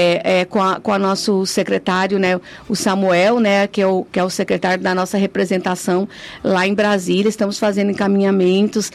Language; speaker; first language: Portuguese; native; Portuguese